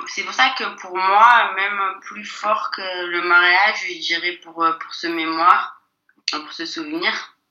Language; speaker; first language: French; native; French